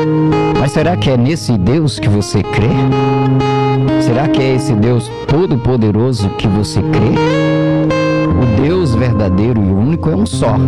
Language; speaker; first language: Portuguese; native; Portuguese